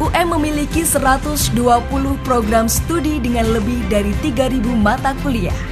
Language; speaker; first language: Indonesian; native; Indonesian